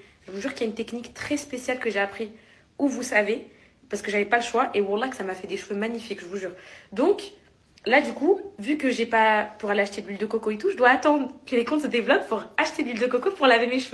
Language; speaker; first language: French; native; French